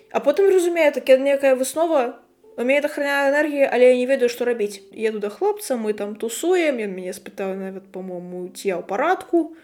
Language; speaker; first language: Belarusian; non-native, local second language; Russian